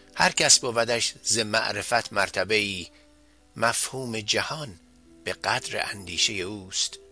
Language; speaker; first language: Persian; native; Persian